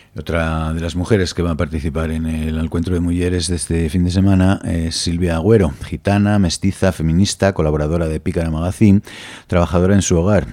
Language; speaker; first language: Spanish; native; Spanish